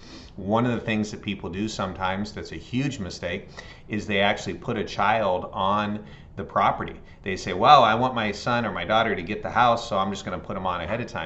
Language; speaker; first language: English; native; English